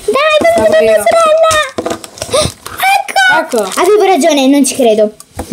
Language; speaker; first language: Italian; native; Italian